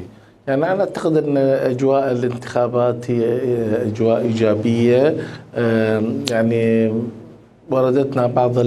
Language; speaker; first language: Arabic; native; Arabic